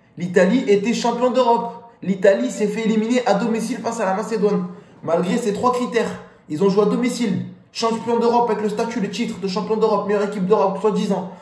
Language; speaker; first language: French; native; French